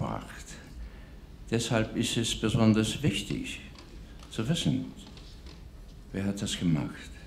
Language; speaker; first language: German; non-native, fluent; English